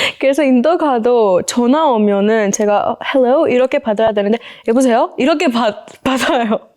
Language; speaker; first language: Korean; non-native, fluent; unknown